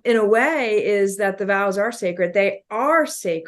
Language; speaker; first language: English; native; English